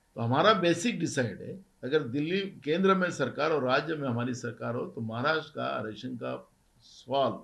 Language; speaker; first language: Hindi; non-native, local second language; Marathi